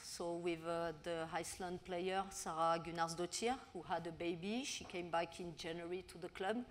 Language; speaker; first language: English; non-native, learner; French